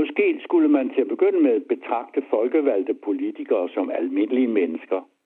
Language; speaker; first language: Danish; native; Danish